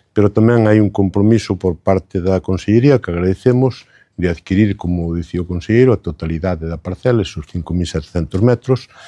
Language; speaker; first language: Galician; non-native, local second language; Spanish